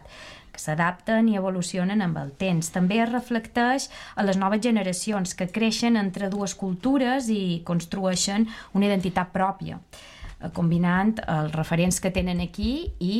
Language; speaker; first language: Catalan; native; Catalan